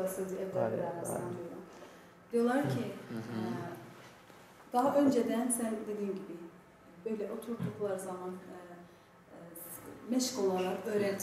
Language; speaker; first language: Turkish; non-native, fluent; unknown